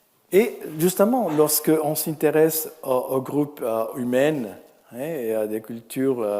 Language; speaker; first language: French; non-native, fluent; Spanish